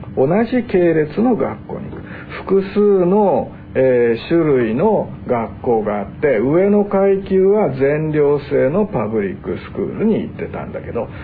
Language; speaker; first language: Japanese; native; Japanese